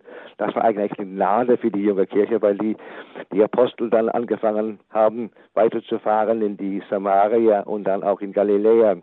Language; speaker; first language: German; non-native, fluent; English